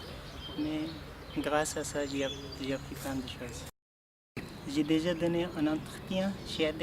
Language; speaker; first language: French; non-native, learner; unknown